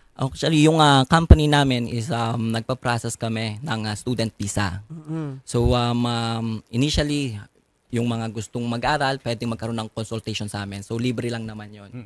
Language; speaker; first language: Filipino; native; Filipino